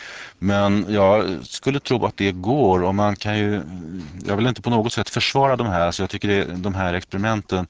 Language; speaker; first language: Swedish; native; Swedish